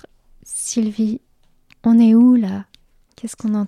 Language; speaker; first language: French; native; French